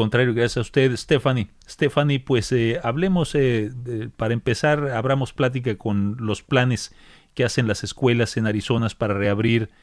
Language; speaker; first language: Spanish; native; Spanish